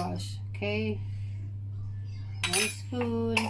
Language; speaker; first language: English; non-native, learner; Filipino